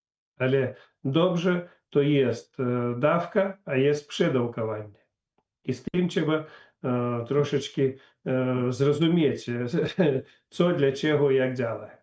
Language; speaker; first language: Polish; non-native, learner; Russian